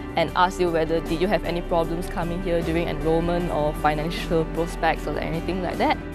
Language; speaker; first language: English; non-native, local second language; Chinese